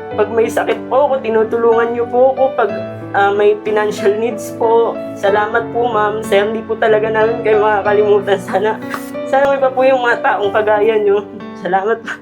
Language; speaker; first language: Filipino; non-native, local second language; Cebuano